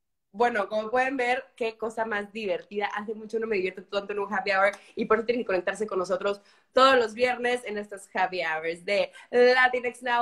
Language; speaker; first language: Spanish; early bilingual, heritage; Spanish